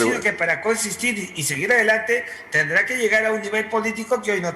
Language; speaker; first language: Spanish; native; Spanish